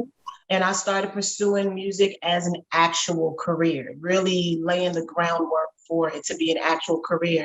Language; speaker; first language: English; native; English